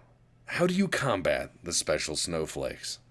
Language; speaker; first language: English; native; English